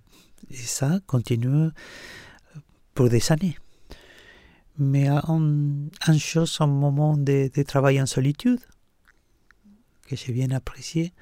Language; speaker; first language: French; non-native, learner; Spanish